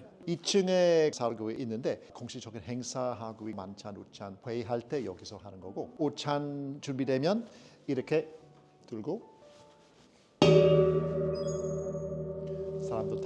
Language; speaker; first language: Korean; non-native, fluent; English